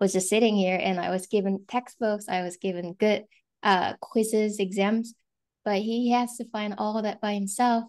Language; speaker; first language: English; non-native, fluent; Korean